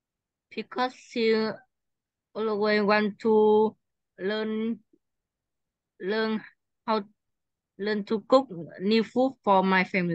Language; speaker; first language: English; non-native, learner; Vietnamese